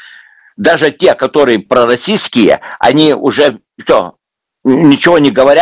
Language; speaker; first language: Russian; non-native, local second language; Lithuanian